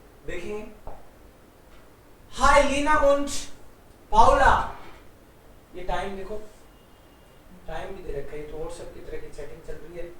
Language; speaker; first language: Hindi; native; Hindi